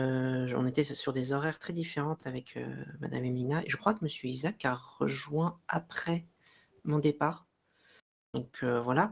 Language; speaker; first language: French; native; French